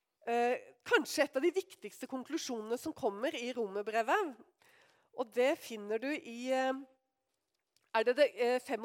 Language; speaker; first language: Norwegian; native; Norwegian